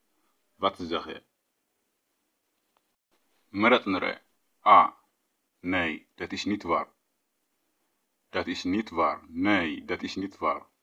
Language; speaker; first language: Dutch; non-native, fluent; Tigrinya